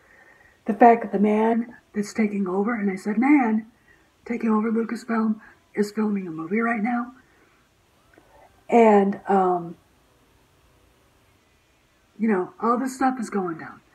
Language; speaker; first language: English; native; English